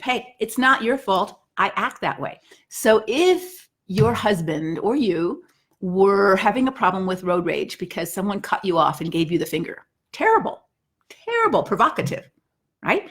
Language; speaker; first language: English; native; English